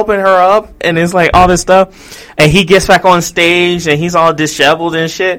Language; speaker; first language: English; native; English